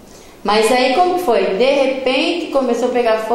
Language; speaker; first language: Portuguese; native; Portuguese